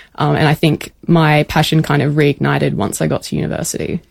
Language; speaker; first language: English; native; English